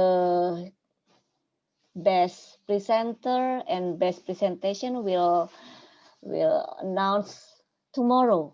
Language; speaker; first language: English; non-native, learner; Indonesian